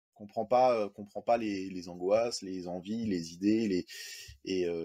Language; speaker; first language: French; native; French